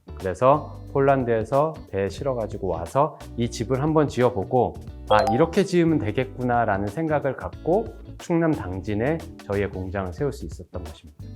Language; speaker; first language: Korean; native; Korean